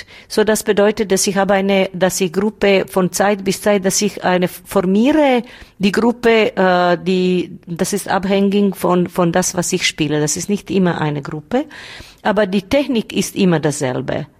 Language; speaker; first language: German; non-native, learner; Bosnian